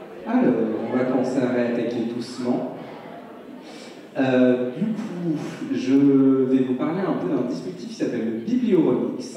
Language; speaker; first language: French; native; French